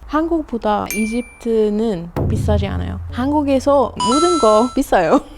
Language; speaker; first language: Korean; non-native, learner; Arabic